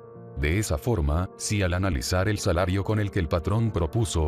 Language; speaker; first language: Spanish; native; Spanish